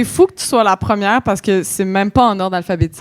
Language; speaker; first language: French; native; French